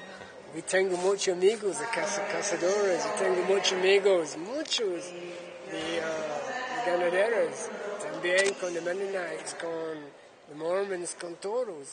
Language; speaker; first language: Spanish; non-native, learner; English